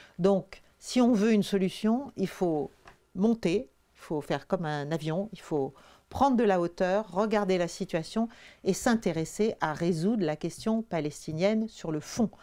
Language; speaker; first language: French; native; French